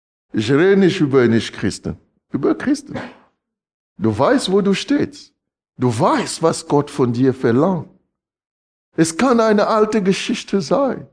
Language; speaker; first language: German; non-native, fluent; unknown